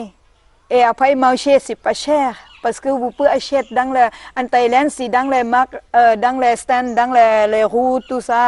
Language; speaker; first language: French; non-native, learner; Thai